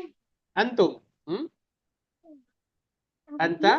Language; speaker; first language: Arabic; non-native, fluent; Indonesian